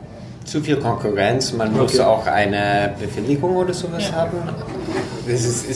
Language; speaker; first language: German; non-native, fluent; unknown